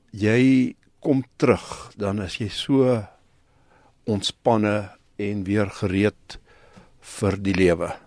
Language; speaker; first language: Afrikaans; native; Afrikaans